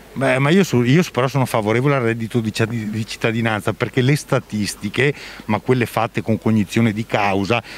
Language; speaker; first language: Italian; native; Italian